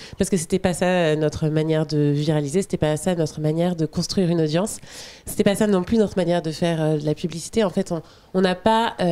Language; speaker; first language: French; native; French